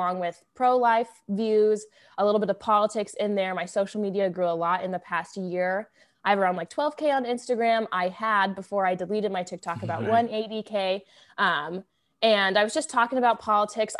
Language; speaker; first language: English; native; English